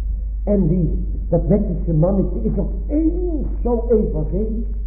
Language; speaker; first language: Dutch; native; Dutch